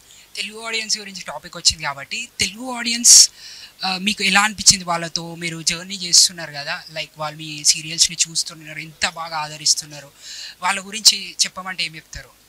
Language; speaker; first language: Telugu; native; Telugu